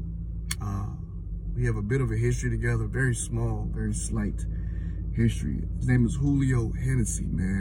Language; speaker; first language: English; native; English